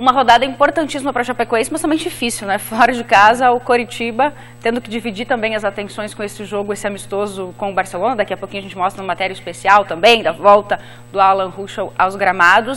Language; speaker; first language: Portuguese; native; Portuguese